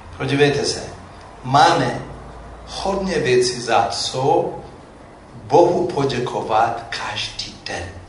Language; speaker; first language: Czech; non-native, learner; Amharic